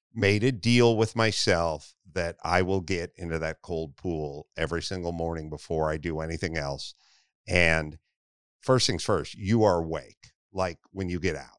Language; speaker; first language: English; native; English